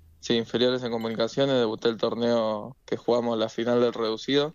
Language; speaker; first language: Spanish; native; Spanish